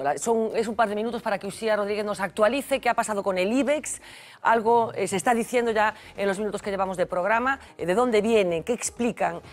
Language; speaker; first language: Spanish; native; Spanish